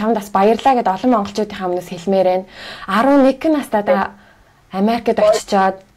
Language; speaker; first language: Mongolian; native; Mongolian